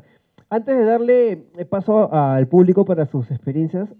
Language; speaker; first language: Spanish; native; Spanish